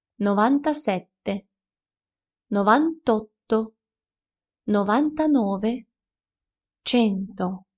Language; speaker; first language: Italian; non-native, fluent; Ukrainian